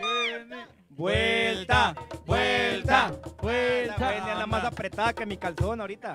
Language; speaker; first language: Spanish; native; Spanish